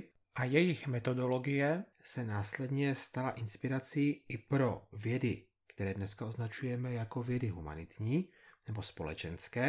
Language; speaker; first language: Czech; native; Czech